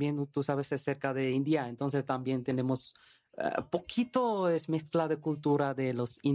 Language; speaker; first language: Spanish; non-native, learner; Bangla